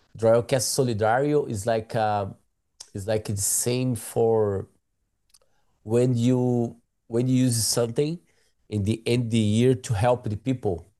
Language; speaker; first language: English; non-native, learner; Portuguese